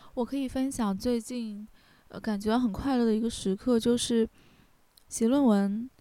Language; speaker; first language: Chinese; native; Chinese